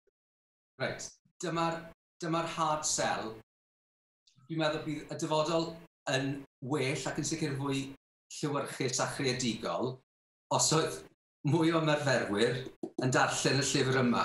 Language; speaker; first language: Welsh; native; Welsh